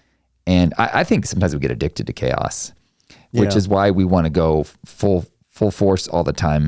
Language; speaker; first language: English; native; English